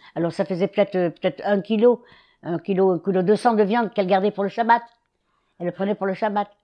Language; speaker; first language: French; native; French